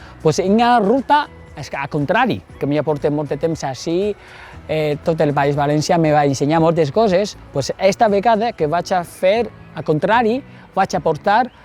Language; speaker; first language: Catalan; non-native, fluent; Chinese